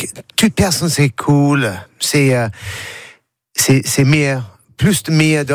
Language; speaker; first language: French; non-native, learner; English